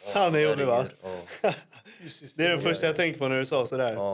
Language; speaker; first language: Swedish; native; Swedish